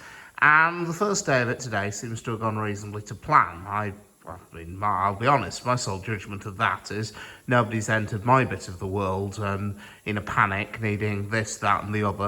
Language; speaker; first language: English; native; English